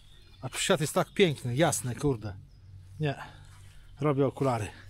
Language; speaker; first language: Polish; native; Polish